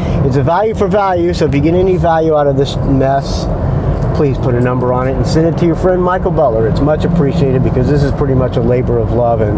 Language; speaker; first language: English; native; English